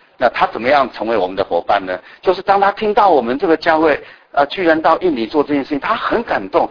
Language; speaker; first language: Chinese; native; Chinese